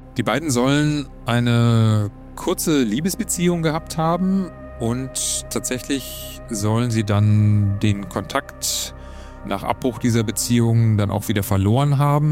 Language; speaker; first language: German; native; German